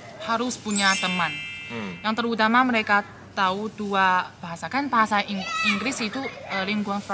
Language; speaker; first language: Indonesian; non-native, fluent; Chinese